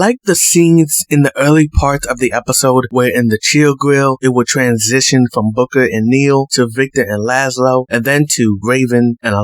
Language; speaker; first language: English; native; English